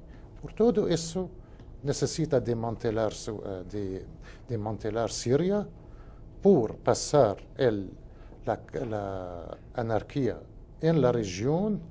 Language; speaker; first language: Portuguese; non-native, fluent; Spanish